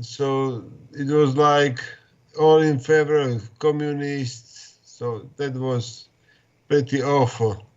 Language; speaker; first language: English; non-native, fluent; Slovak